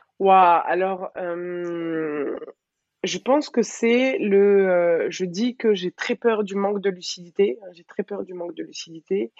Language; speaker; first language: French; early bilingual, other home language; Arabic